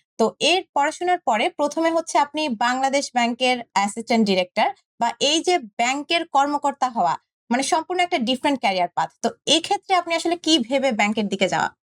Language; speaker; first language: Bangla; native; Bangla